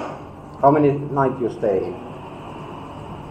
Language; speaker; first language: English; non-native, learner; Finnish